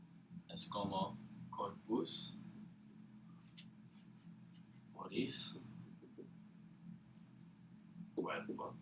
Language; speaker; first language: Spanish; non-native, learner; English